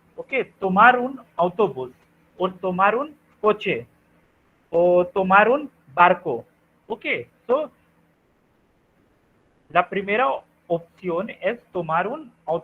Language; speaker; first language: Spanish; non-native, fluent; Hindi